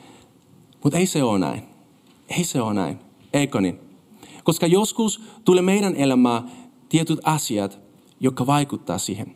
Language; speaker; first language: Finnish; non-native, fluent; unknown